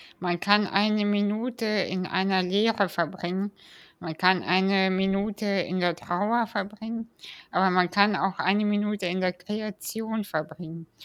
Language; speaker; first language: German; early bilingual, other home language; Russian